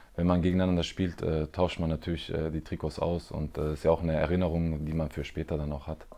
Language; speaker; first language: German; native; German